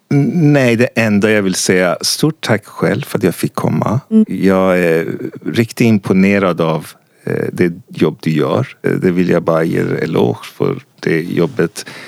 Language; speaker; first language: Swedish; non-native, fluent; Persian